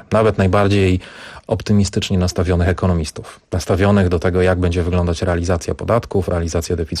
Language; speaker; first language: Polish; native; Polish